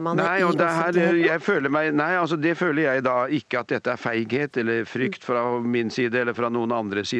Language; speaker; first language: Norwegian; native; Norwegian